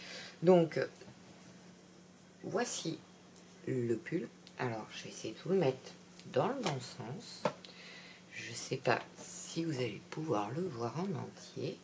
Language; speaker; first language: French; native; French